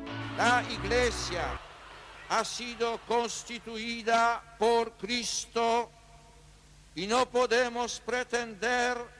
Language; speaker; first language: Spanish; non-native, fluent; Polish